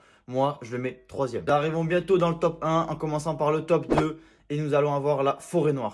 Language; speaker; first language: French; native; French